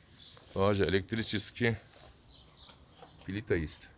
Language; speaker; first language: Russian; non-native, learner; Turkish